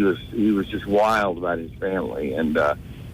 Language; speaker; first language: English; native; English